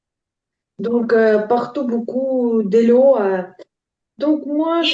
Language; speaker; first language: French; non-native, learner; Ukrainian